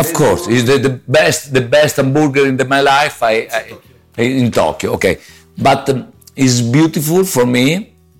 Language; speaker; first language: English; non-native, learner; Italian